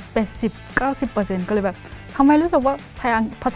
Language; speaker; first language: Thai; non-native, fluent; Korean